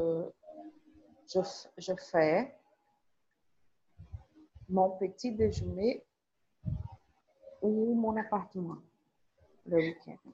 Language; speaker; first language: French; non-native, learner; Portuguese